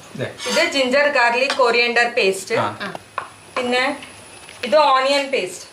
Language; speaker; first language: Malayalam; non-native, learner; Tamil